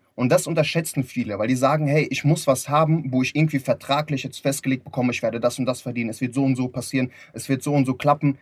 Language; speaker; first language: German; early bilingual, other home language; Lithuanian